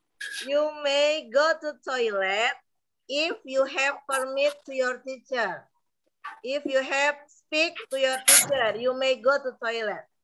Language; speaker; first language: English; non-native, learner; Indonesian